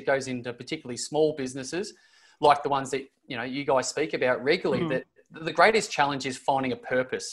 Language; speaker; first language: English; native; English